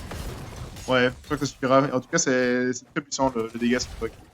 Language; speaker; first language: French; native; French